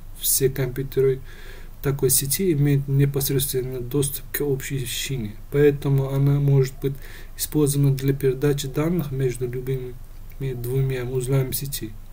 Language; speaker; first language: Russian; non-native, local second language; Uzbek